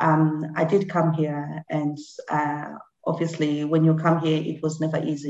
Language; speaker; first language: English; non-native, local second language; Shona